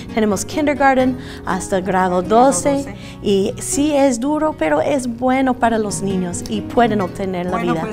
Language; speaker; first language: Spanish; early bilingual, other home language; English